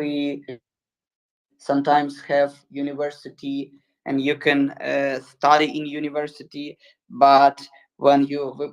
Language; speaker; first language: English; non-native, learner; Ukrainian